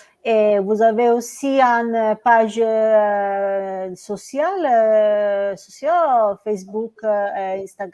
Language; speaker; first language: French; non-native, learner; Italian